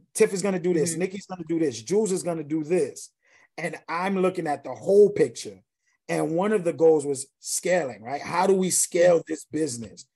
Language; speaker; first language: English; native; English